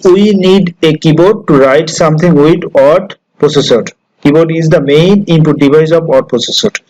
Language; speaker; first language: English; non-native, local second language; Bangla